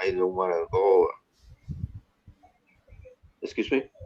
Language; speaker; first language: English; non-native, learner; Spanish